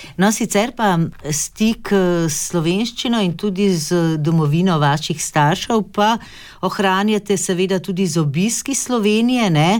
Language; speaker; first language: Slovenian; native; Slovenian